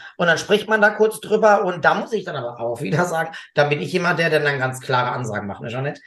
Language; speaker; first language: German; native; German